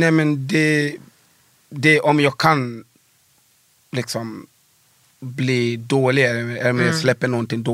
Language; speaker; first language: Swedish; early bilingual, other home language; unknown